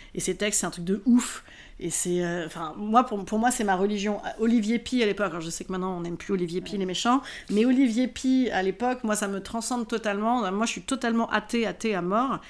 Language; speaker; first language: French; native; French